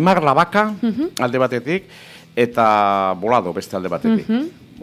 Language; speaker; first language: Basque; native; Basque